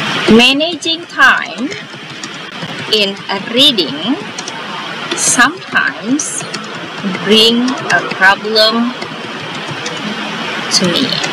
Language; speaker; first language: English; non-native, fluent; Indonesian